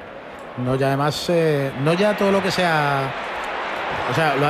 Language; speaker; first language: Spanish; native; Spanish